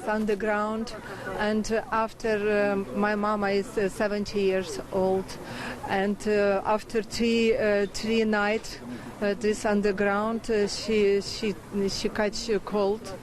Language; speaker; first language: English; non-native, learner; Ukrainian